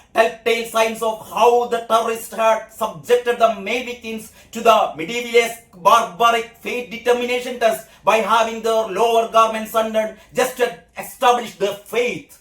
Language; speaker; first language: English; non-native, local second language; Malayalam